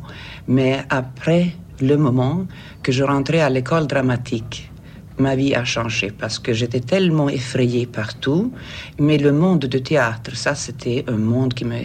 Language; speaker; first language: French; non-native, fluent; Swedish